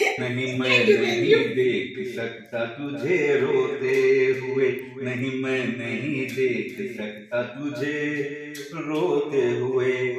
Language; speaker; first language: Hindi; non-native, local second language; Bangla